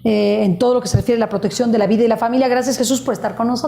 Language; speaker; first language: Spanish; native; Spanish